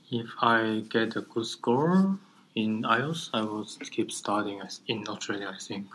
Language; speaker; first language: English; non-native, learner; Chinese